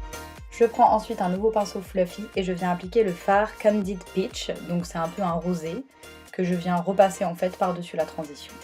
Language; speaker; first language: French; native; French